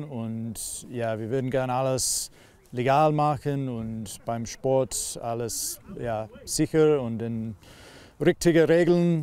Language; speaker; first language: German; non-native, learner; English